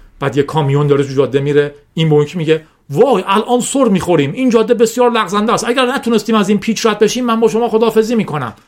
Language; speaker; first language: Persian; non-native, local second language; Azerbaijani